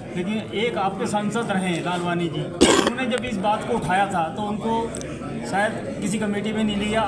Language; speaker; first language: Hindi; native; Hindi